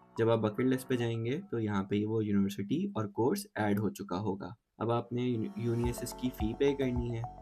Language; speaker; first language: Urdu; native; Urdu